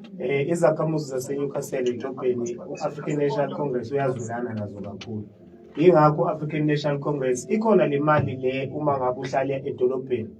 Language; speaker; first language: Zulu; native; Zulu